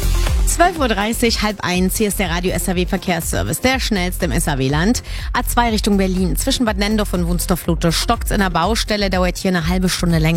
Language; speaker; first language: German; native; German